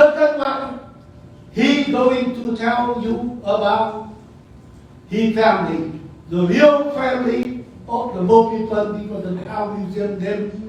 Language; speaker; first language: English; non-native, learner; Vietnamese